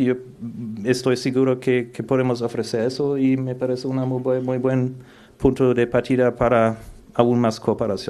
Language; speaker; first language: Spanish; non-native, fluent; German